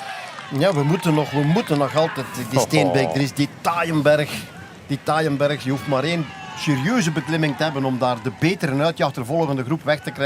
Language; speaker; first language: Dutch; native; Dutch